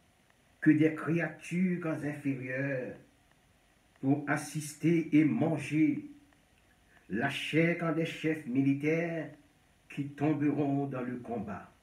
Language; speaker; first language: French; non-native, local second language; Haitian Creole